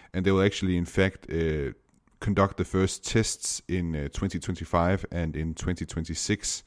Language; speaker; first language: English; non-native, fluent; Danish